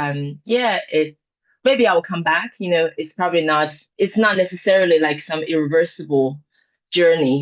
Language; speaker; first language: English; non-native, fluent; Chinese